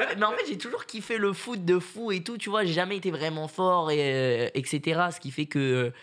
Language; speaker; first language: French; native; French